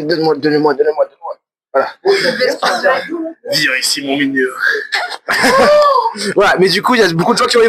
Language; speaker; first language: French; native; French